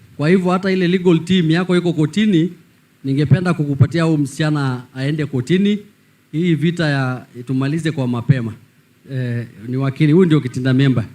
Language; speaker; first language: Swahili; non-native, local second language; Masai